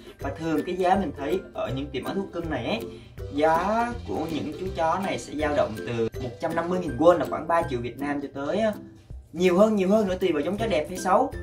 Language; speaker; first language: Vietnamese; native; Vietnamese